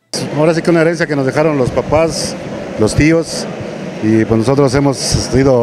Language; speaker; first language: Spanish; native; Spanish